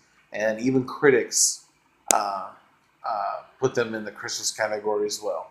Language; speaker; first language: English; native; English